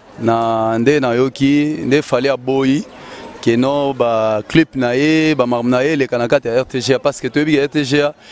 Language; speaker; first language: Lingala; native; Lingala